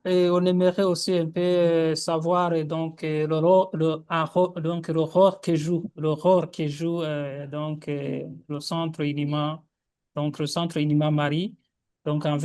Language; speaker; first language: French; non-native, local second language; Rundi